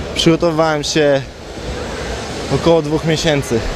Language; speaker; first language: Polish; native; Polish